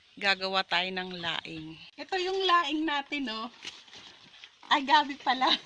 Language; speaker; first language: Filipino; non-native, local second language; Waray